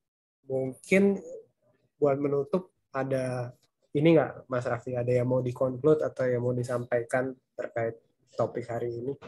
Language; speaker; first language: Indonesian; native; Indonesian